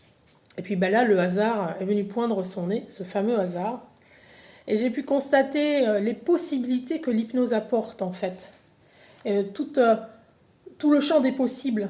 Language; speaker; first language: French; native; French